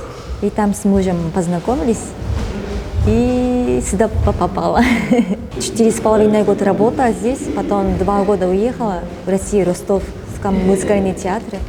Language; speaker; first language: Russian; non-native, learner; Japanese